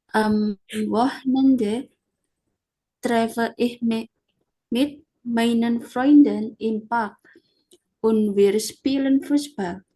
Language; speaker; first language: German; non-native, learner; Indonesian